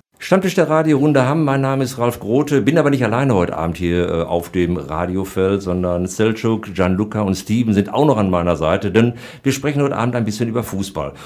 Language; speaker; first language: German; native; German